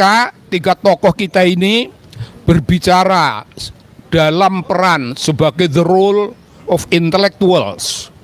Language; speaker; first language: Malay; non-native, local second language; Javanese